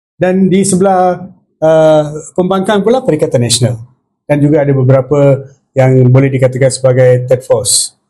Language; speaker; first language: Malay; non-native, local second language; Tamil